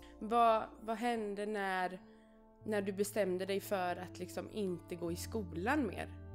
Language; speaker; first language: Swedish; native; Swedish